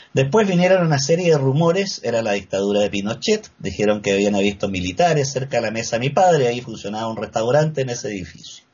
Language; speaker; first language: Spanish; native; Spanish